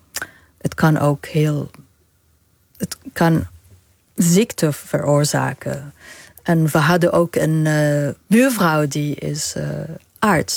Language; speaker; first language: Dutch; non-native, fluent; Arabic